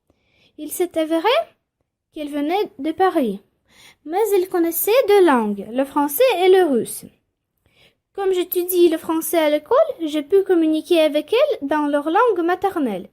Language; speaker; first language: French; non-native, fluent; Russian